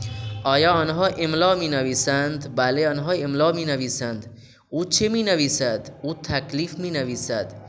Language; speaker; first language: Persian; non-native, fluent; Urdu